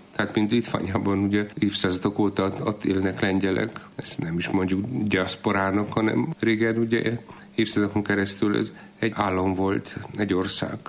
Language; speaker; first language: Hungarian; non-native, fluent; Polish